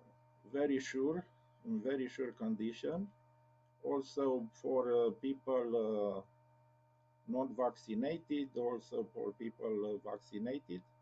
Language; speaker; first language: English; non-native, learner; Romanian